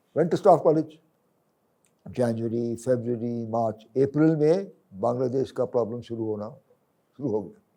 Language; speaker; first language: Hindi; non-native, local second language; English